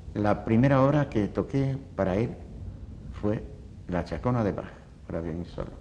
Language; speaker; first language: Spanish; early bilingual, other home language; Polish